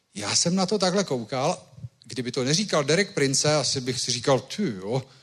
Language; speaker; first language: Czech; native; Czech